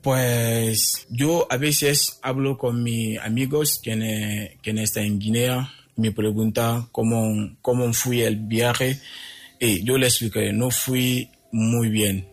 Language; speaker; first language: Spanish; non-native, local second language; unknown